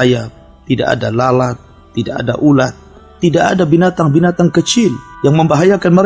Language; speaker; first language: Indonesian; native; Indonesian